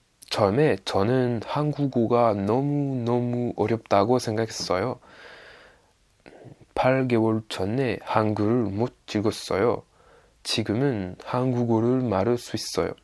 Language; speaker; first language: Korean; non-native, learner; French